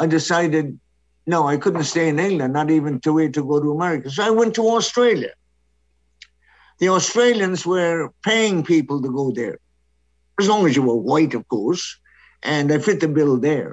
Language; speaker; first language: English; non-native, local second language; Irish